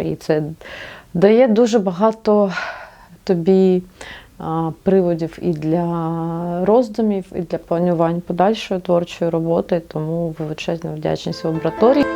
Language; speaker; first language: Ukrainian; native; Ukrainian